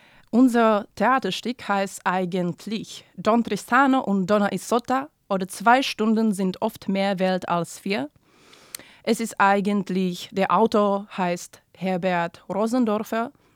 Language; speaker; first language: German; non-native, fluent; Czech